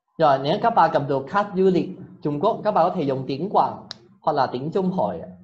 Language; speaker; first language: Vietnamese; non-native, fluent; Cantonese